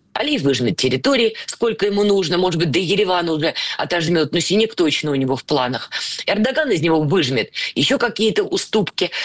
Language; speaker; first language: Russian; native; Russian